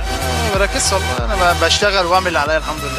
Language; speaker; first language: Arabic; native; Arabic